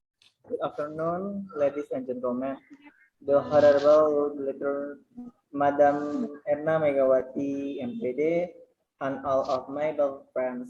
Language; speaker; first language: English; non-native, learner; Indonesian